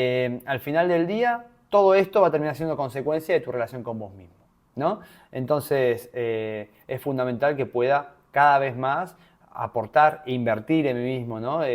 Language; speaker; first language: Spanish; native; Spanish